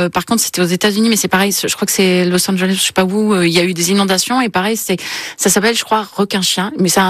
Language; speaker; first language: French; native; French